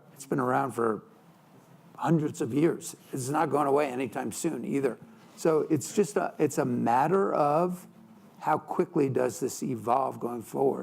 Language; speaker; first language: English; native; English